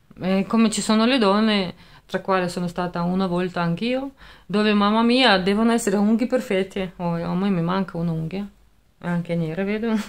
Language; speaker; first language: Italian; non-native, fluent; Russian